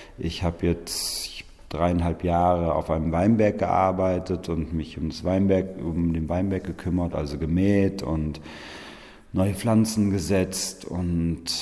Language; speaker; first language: German; native; German